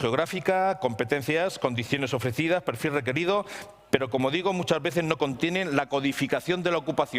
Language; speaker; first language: Spanish; native; Spanish